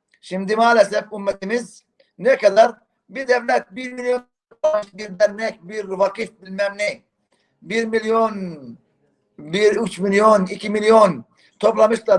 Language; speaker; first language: Turkish; non-native, fluent; Arabic